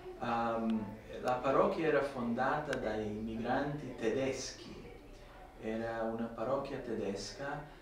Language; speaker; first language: Italian; non-native, fluent; English